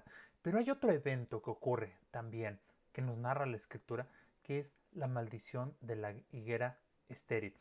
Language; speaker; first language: Spanish; native; Spanish